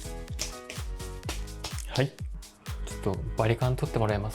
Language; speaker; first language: Japanese; native; Japanese